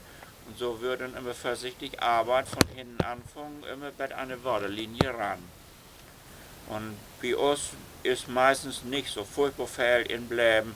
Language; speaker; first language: German; non-native, local second language; Low German